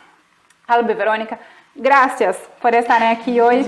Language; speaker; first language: Spanish; non-native, fluent; Portuguese